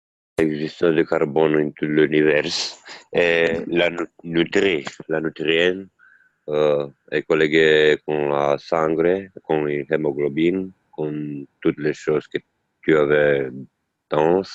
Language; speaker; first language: French; non-native, learner; Italian